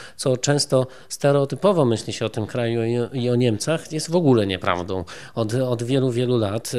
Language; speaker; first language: Polish; native; Polish